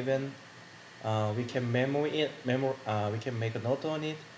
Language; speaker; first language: English; non-native, learner; Korean